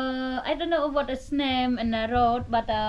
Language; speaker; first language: English; non-native, local second language; Khmer